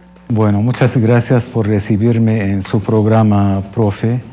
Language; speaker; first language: Spanish; non-native, fluent; Arabic